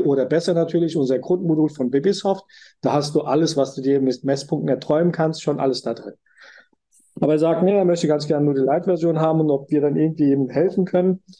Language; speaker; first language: German; native; German